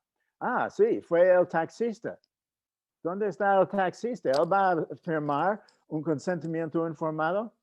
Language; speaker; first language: Spanish; non-native, fluent; English